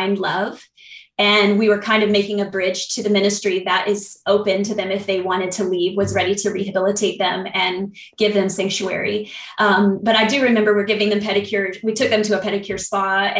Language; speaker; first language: English; native; English